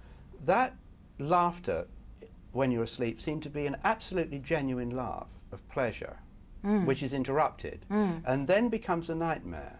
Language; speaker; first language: English; native; English